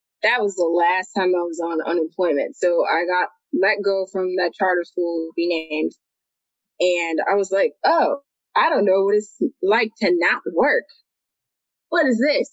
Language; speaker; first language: English; native; English